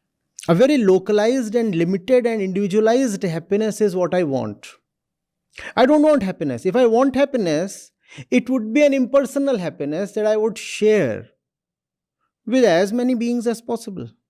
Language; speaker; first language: English; non-native, local second language; Hindi